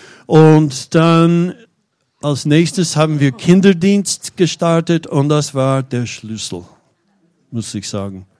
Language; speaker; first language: German; non-native, fluent; English